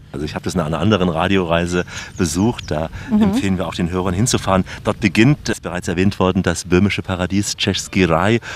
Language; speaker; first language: German; native; German